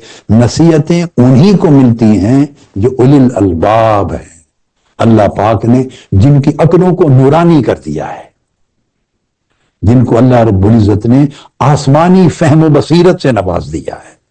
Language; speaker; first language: Urdu; native; Urdu